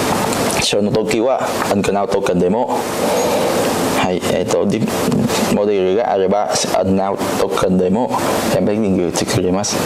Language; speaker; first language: Japanese; non-native, learner; Vietnamese